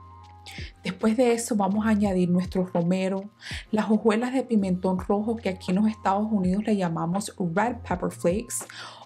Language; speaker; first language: Spanish; non-native, fluent; English